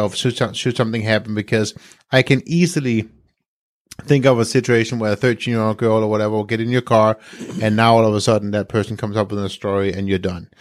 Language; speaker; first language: English; non-native, fluent; Danish